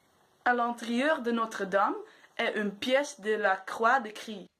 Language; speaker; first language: French; non-native, learner; Dutch